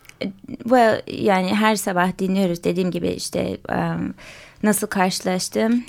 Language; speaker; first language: Turkish; early bilingual, heritage; English